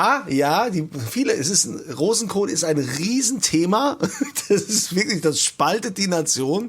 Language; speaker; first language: German; native; German